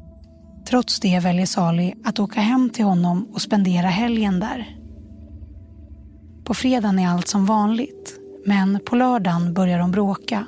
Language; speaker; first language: Swedish; native; Swedish